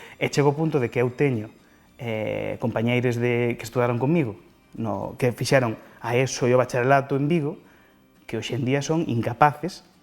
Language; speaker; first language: Galician; non-native, local second language; Spanish